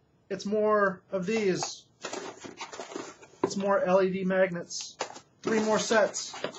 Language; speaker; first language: English; native; English